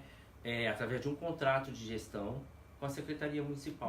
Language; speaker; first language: Portuguese; native; Portuguese